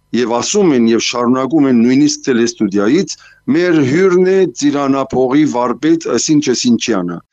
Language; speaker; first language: Armenian; early bilingual, heritage; Armenian